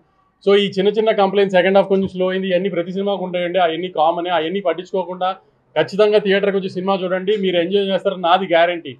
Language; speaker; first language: Telugu; native; Telugu